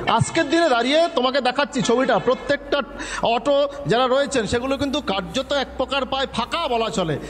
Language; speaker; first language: Bangla; native; Bangla